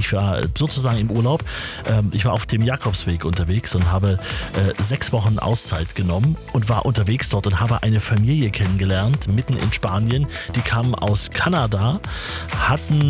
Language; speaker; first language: German; native; German